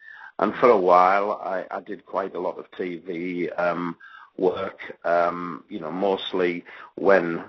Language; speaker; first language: English; native; English